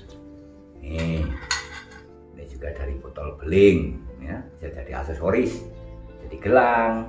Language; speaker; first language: Indonesian; non-native, local second language; Javanese